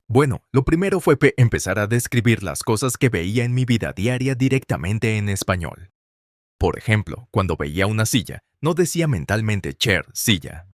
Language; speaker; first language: Spanish; non-native, fluent; English